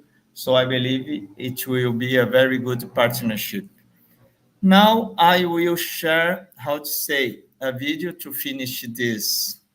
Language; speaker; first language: English; non-native, fluent; Portuguese